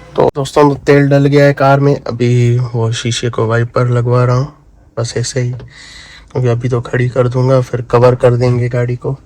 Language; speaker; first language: Urdu; non-native, local second language; Sindhi